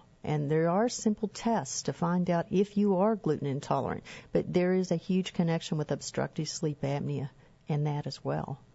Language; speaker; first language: English; native; English